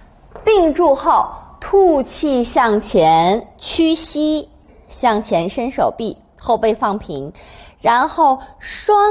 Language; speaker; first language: Chinese; native; Chinese